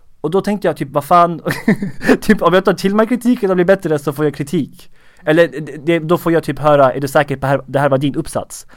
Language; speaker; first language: Swedish; early bilingual, other home language; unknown